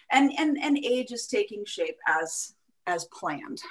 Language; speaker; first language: English; native; English